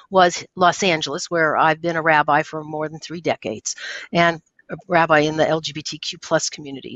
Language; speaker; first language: English; native; English